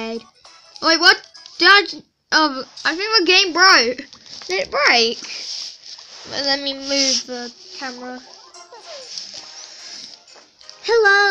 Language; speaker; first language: English; native; English